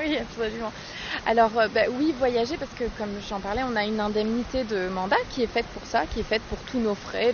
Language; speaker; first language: French; native; French